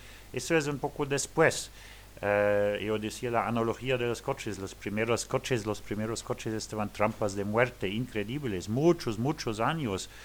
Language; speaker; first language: Spanish; non-native, learner; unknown